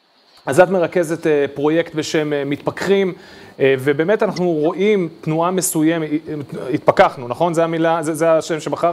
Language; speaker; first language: Hebrew; native; Hebrew